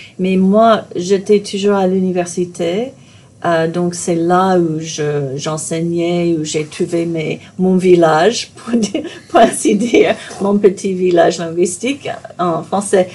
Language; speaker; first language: French; non-native, fluent; English